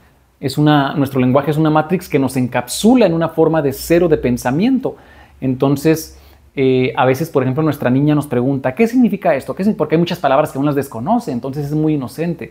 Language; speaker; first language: Spanish; native; Spanish